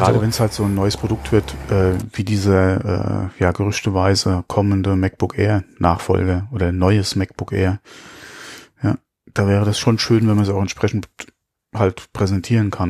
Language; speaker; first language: German; native; German